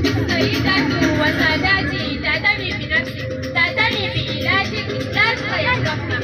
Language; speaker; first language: Arabic; non-native, learner; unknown